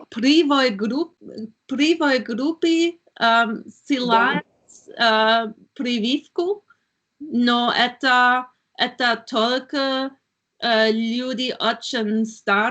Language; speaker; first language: Russian; non-native, learner; German